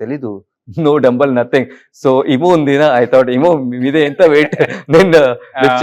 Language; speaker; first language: Telugu; non-native, learner; Hindi